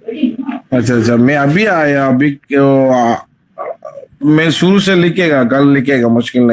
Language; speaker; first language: Hindi; non-native, local second language; Tamil